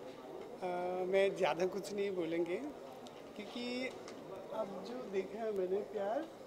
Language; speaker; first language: Hindi; non-native, fluent; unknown